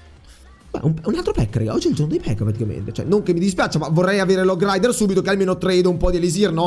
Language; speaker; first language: Italian; native; Italian